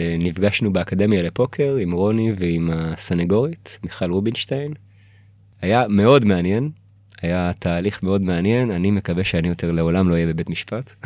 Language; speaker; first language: Hebrew; early bilingual, other home language; Russian